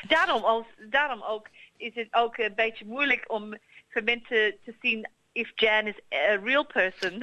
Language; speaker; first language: Dutch; early bilingual, heritage; Dutch